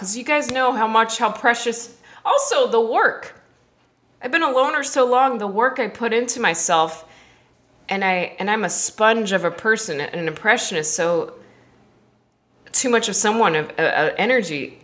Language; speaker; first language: English; native; English